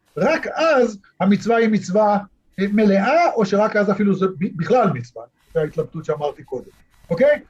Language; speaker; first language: Hebrew; native; Hebrew